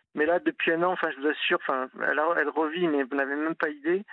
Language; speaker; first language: French; native; French